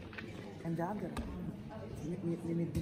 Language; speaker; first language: German; non-native, learner; Dutch